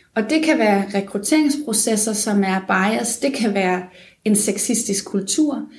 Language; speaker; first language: Danish; native; Danish